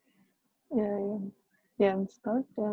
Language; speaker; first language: English; non-native, learner; Indonesian